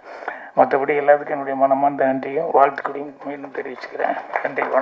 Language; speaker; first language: Tamil; native; Tamil